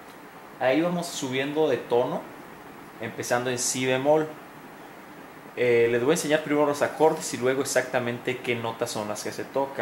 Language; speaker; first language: Spanish; native; Spanish